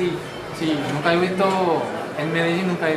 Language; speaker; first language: Spanish; non-native, learner; Korean